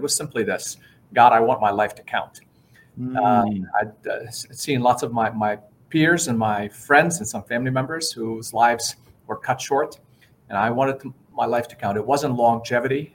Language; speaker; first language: English; non-native, fluent; Arabic